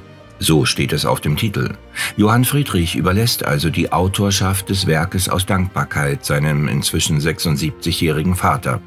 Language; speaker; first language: German; native; German